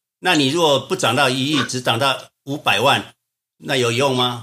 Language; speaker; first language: Chinese; native; Chinese